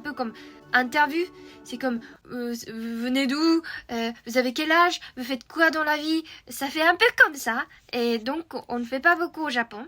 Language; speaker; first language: French; non-native, fluent; Japanese